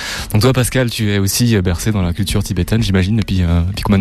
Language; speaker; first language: French; native; French